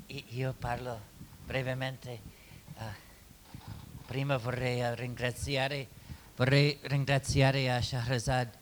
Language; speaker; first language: Italian; non-native, fluent; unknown